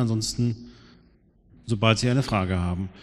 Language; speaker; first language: German; native; German